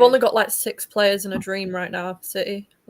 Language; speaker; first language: English; native; English